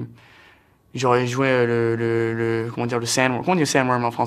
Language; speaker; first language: French; early bilingual, heritage; French